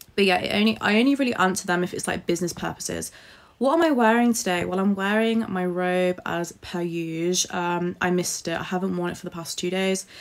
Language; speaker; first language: English; native; English